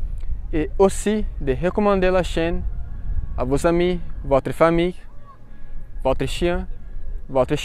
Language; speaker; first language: French; non-native, fluent; Portuguese